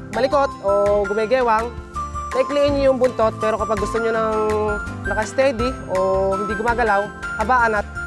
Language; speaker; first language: Filipino; native; Filipino